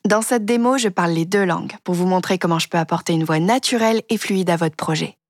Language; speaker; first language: French; early bilingual, heritage; French